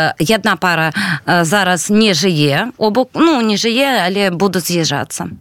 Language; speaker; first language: Belarusian; non-native, local second language; Russian